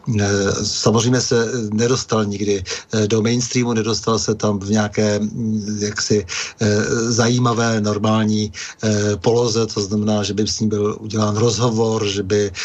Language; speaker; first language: Czech; native; Czech